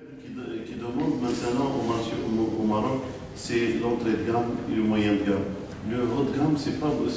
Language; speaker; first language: French; non-native, local second language; Arabic